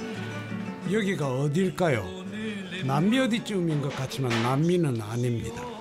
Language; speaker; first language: Korean; native; Korean